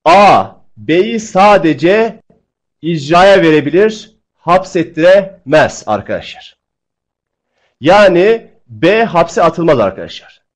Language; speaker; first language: Turkish; native; Turkish